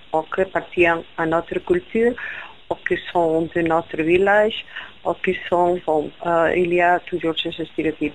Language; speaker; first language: French; non-native, fluent; Spanish